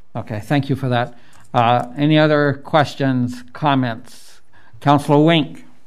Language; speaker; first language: English; native; English